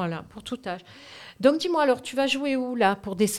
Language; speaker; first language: French; native; French